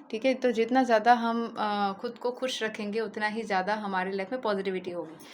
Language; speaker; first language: Hindi; non-native, local second language; Bangla